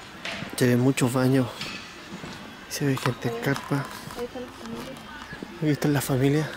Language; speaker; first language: Spanish; native; Spanish